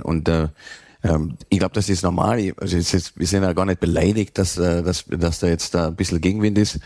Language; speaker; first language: German; native; German